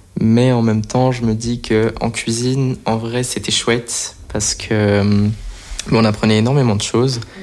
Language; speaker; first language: French; early bilingual, other home language; Portuguese